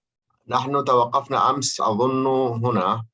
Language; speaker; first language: Arabic; native; Arabic